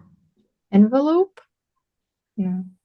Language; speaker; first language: English; non-native, learner; Russian